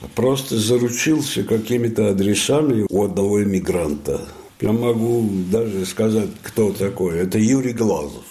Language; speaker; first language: Russian; non-native, fluent; Italian